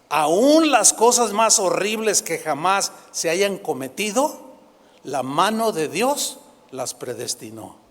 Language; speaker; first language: Spanish; native; Spanish